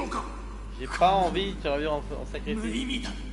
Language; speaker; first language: French; native; French